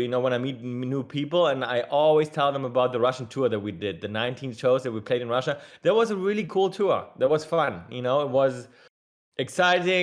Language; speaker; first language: English; non-native, fluent; German